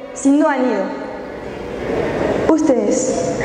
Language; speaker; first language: Spanish; non-native, fluent; French